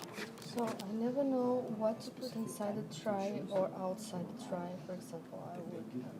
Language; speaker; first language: English; non-native, fluent; Portuguese